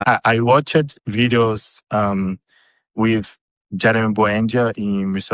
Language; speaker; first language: English; non-native, learner; Portuguese